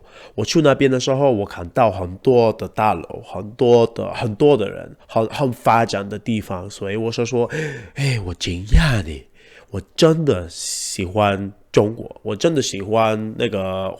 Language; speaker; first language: Chinese; non-native, learner; Spanish